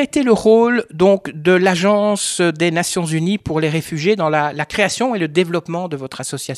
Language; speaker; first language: French; native; French